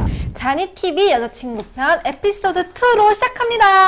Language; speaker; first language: Korean; native; Korean